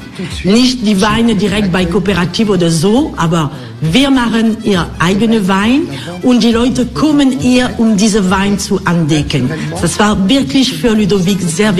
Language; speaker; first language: German; non-native, fluent; French